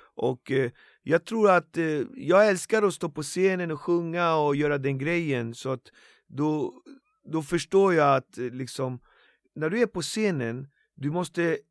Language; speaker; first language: Swedish; native; Swedish